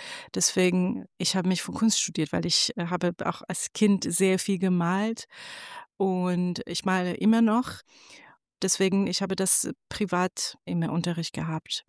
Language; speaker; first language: German; non-native, fluent; Persian